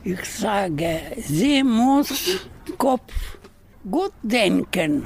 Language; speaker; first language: German; non-native, learner; Russian